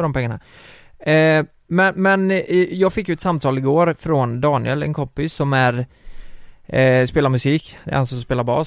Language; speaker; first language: Swedish; native; Swedish